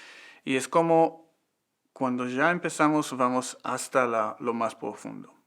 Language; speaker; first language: Spanish; non-native, fluent; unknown